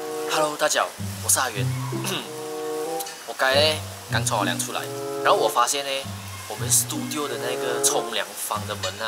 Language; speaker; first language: Chinese; native; Chinese